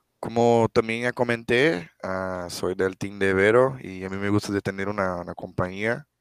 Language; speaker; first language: Spanish; non-native, fluent; Portuguese